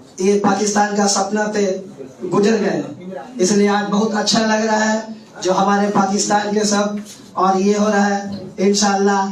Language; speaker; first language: Urdu; native; Urdu